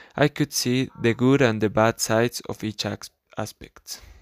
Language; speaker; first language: English; non-native, learner; Spanish